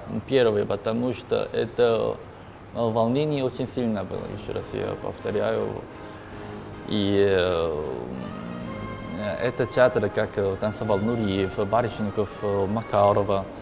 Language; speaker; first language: Russian; non-native, learner; Korean